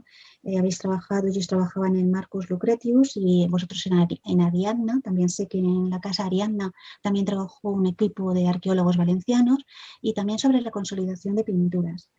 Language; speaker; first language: Spanish; native; Spanish